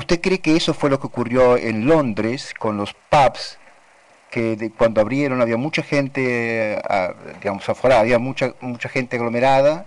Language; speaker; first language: Spanish; native; Spanish